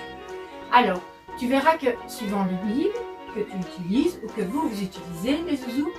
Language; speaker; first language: French; native; French